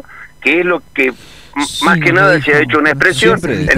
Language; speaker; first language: Spanish; native; Spanish